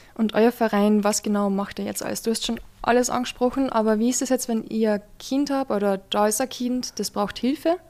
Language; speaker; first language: German; native; German